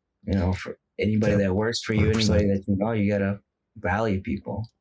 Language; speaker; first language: English; early bilingual, other home language; Spanish